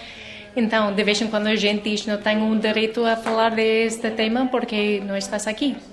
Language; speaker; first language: Portuguese; non-native, learner; English